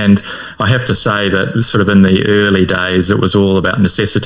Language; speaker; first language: English; native; English